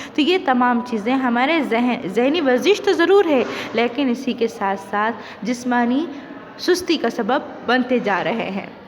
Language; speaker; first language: Urdu; native; Urdu